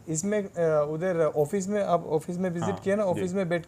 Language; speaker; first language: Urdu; non-native, fluent; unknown